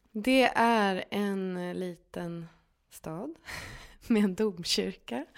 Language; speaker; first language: Swedish; native; Swedish